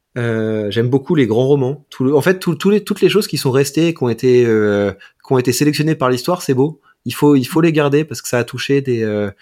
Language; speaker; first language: French; native; French